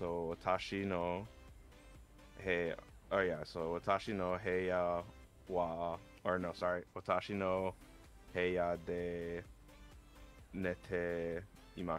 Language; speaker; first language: Japanese; non-native, learner; English